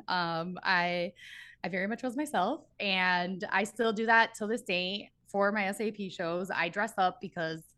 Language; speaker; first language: English; native; English